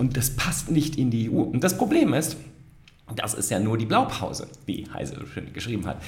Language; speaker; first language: German; native; German